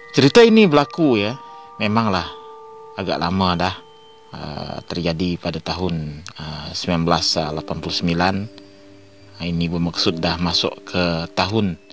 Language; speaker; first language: Malay; non-native, local second language; Iban